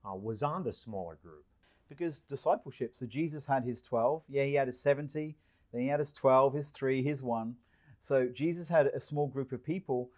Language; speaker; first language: English; native; English